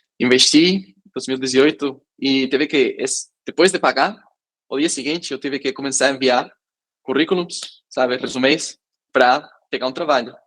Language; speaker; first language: Portuguese; non-native, fluent; Catalan